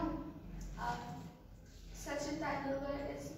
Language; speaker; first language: English; non-native, learner; Hindi